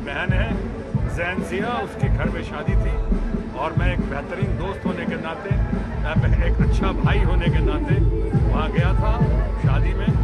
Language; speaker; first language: Hindi; native; Hindi